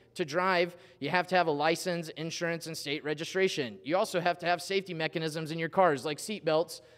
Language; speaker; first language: English; native; English